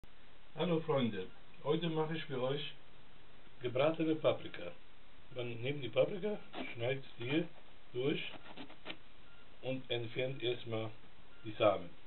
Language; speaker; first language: German; non-native, fluent; Italian